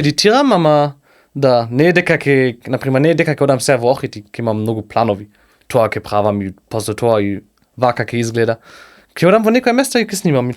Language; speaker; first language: Macedonian; non-native, learner; German